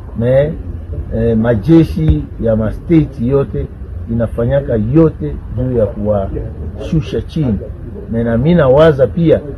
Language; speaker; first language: Swahili; native; Swahili